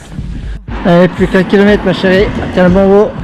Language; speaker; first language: French; native; French